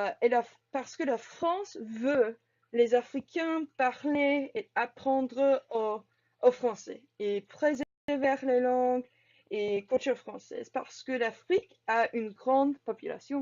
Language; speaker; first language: French; non-native, learner; English